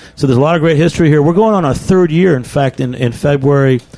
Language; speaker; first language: English; native; English